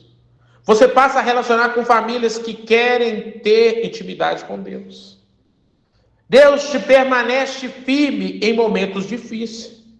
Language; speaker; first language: Portuguese; native; Portuguese